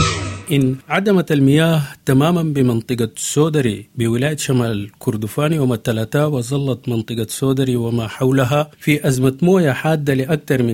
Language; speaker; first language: Arabic; native; Arabic